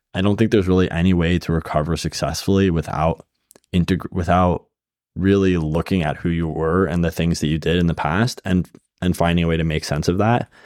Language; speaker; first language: English; native; English